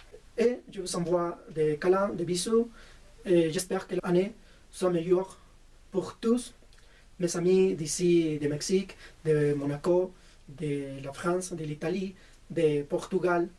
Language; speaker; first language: French; non-native, fluent; Spanish